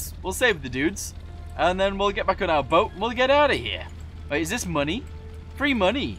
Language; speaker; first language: English; native; English